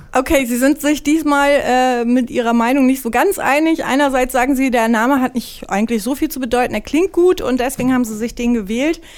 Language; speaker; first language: German; native; German